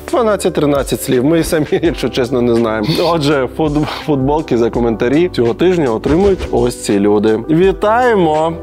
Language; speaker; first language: Ukrainian; non-native, local second language; Russian